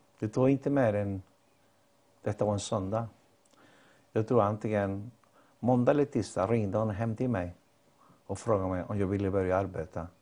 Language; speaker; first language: Swedish; non-native, fluent; Spanish